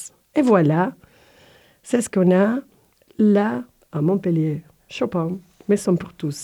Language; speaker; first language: French; native; French